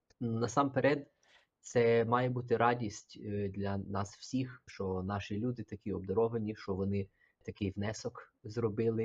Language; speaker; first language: Ukrainian; early bilingual, heritage; Ukrainian